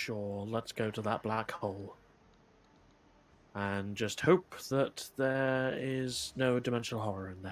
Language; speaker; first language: English; native; English